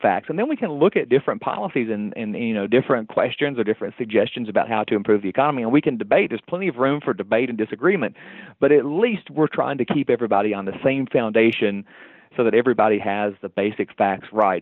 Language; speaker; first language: English; native; English